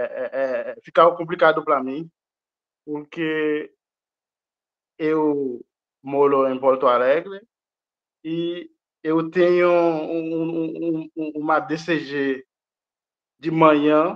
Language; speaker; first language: Portuguese; non-native, fluent; Haitian Creole